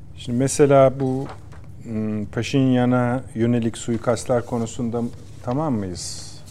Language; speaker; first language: Turkish; native; Turkish